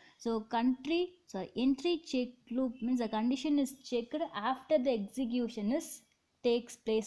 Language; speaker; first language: English; non-native, local second language; Tamil